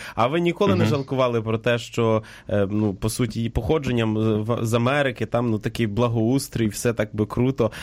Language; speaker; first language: Ukrainian; native; Ukrainian